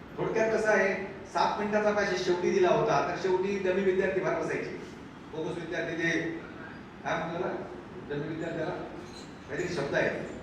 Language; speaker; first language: Marathi; native; Marathi